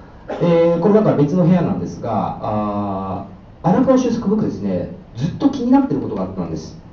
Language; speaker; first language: Japanese; native; Japanese